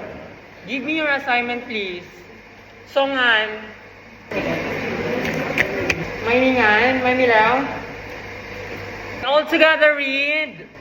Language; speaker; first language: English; non-native, fluent; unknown